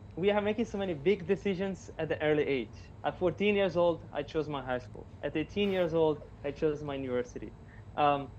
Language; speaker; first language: English; non-native, fluent; Italian